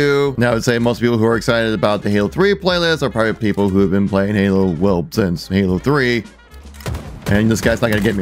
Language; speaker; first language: English; native; English